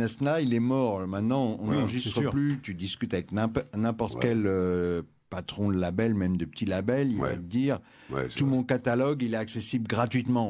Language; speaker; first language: French; native; French